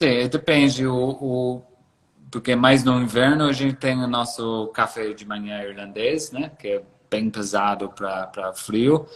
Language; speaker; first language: Portuguese; non-native, fluent; English